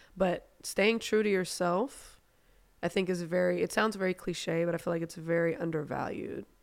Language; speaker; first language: English; non-native, fluent; German